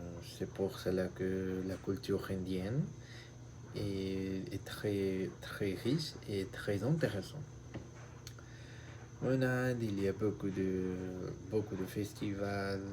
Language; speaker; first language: French; non-native, learner; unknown